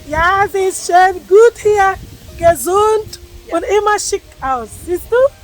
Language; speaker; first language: German; non-native, learner; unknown